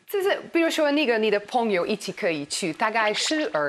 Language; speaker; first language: Chinese; non-native, learner; Hungarian